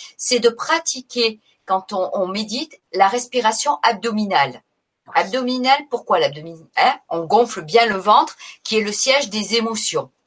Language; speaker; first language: French; native; French